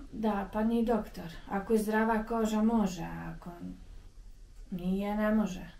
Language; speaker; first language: Bosnian; native; Bosnian